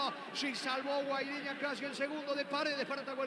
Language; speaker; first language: Spanish; native; Spanish